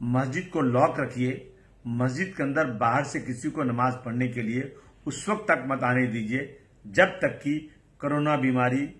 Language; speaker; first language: Hindi; native; Hindi